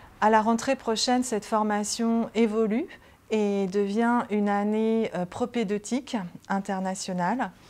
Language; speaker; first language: French; native; French